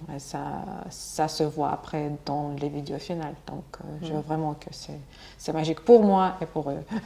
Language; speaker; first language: French; non-native, fluent; Russian